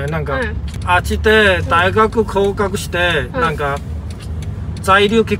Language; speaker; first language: Japanese; non-native, fluent; Chinese